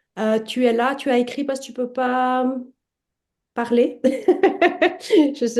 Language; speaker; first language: French; native; French